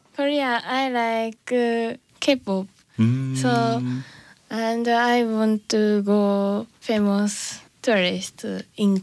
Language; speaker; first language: English; non-native, learner; Japanese